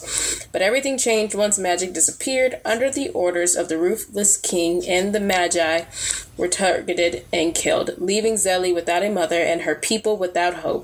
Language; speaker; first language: English; native; English